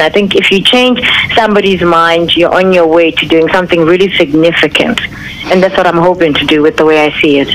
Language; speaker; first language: English; non-native, local second language; Zulu